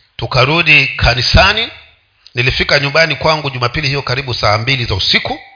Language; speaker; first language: Swahili; non-native, local second language; Giryama